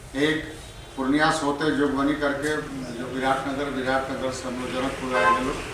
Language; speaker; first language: Hindi; native; Hindi